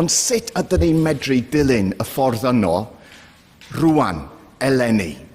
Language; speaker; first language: Welsh; non-native, fluent; English